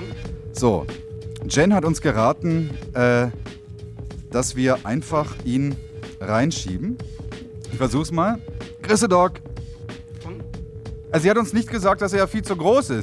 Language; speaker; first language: German; native; German